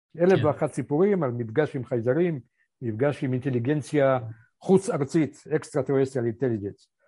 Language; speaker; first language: Hebrew; early bilingual, other home language; Polish